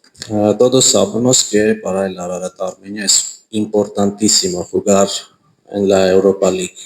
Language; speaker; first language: Spanish; non-native, fluent; Armenian